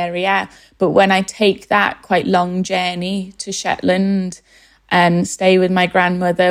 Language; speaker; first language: English; native; English